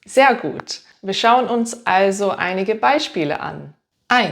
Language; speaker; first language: German; non-native, fluent; English